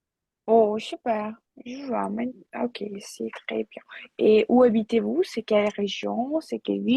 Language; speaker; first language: French; non-native, fluent; Russian